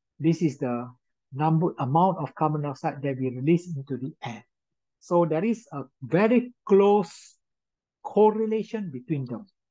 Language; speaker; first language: English; non-native, local second language; Min Nan Chinese